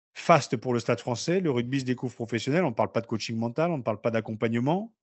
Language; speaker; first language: French; native; French